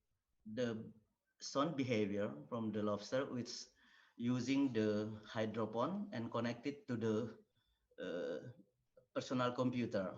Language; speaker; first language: English; non-native, learner; Indonesian